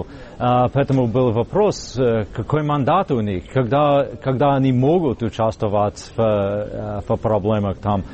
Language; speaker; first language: Russian; non-native, fluent; English